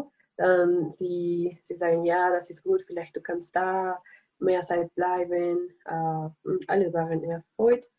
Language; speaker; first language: German; non-native, learner; Spanish